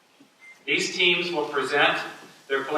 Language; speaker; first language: English; native; English